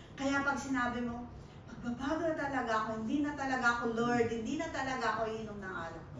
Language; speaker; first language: Filipino; non-native, local second language; Pampanga